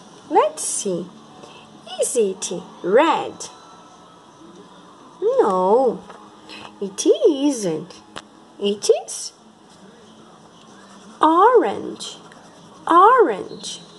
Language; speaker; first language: English; non-native, fluent; Portuguese